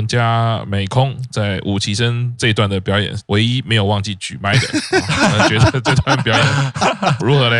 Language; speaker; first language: Chinese; native; Chinese